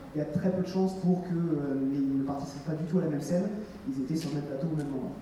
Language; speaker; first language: French; native; French